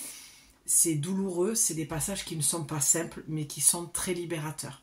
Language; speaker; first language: French; native; French